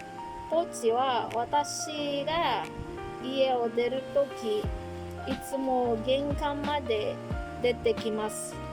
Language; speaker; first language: Japanese; non-native, learner; Filipino